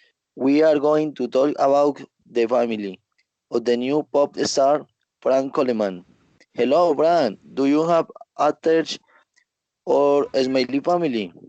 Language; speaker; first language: English; non-native, learner; Spanish